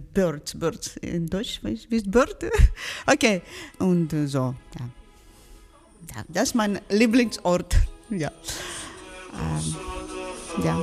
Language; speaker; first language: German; non-native, learner; Ukrainian